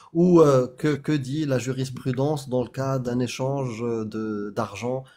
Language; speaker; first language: French; non-native, local second language; Arabic